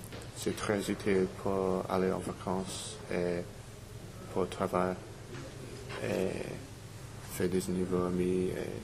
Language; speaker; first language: French; non-native, learner; English